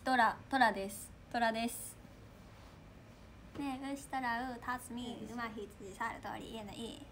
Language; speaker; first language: Japanese; native; Japanese